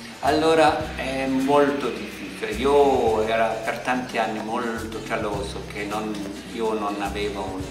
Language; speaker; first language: Italian; non-native, learner; German